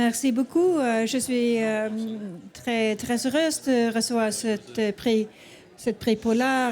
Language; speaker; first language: French; non-native, fluent; Swedish